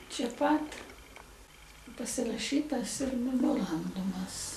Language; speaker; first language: Lithuanian; native; Lithuanian